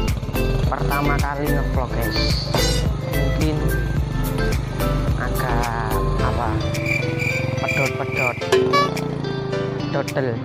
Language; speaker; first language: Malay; non-native, local second language; Javanese